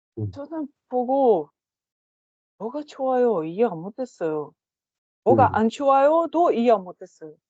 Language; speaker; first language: Korean; non-native, learner; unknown